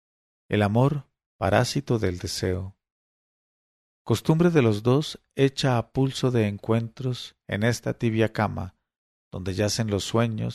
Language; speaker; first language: Spanish; native; Spanish